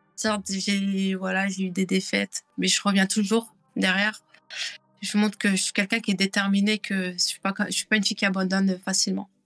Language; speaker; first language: French; native; French